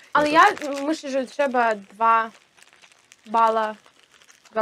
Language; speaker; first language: Polish; non-native, fluent; Russian